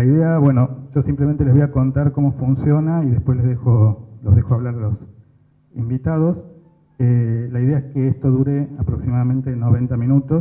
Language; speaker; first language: Spanish; native; Spanish